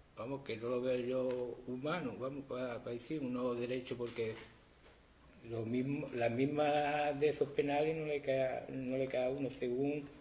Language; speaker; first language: Spanish; native; Spanish